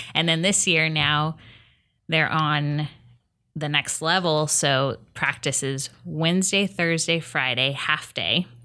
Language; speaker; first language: English; native; English